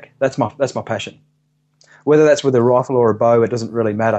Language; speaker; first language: English; native; English